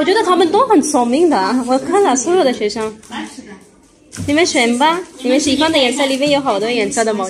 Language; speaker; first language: Chinese; non-native, learner; Urdu